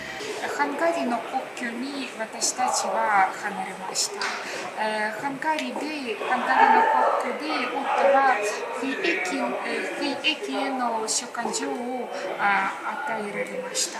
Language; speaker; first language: Japanese; non-native, learner; Ukrainian